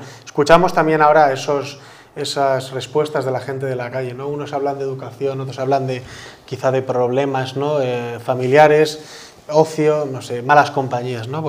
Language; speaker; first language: Spanish; native; Spanish